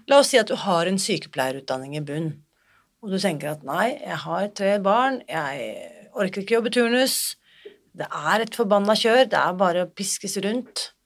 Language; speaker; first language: Norwegian; native; Norwegian